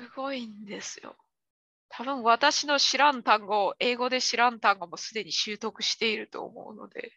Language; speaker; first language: Japanese; native; Japanese